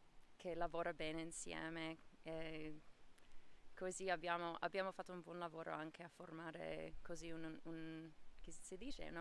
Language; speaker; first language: Italian; non-native, fluent; English